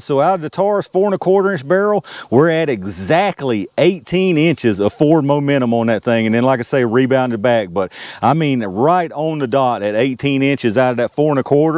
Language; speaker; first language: English; native; English